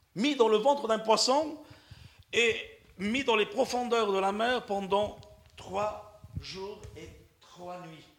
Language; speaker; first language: French; native; French